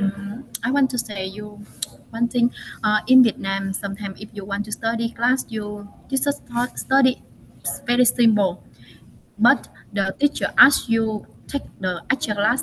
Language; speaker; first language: English; non-native, learner; Vietnamese